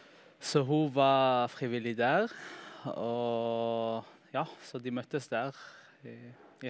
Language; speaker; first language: Norwegian; early bilingual, heritage; Norwegian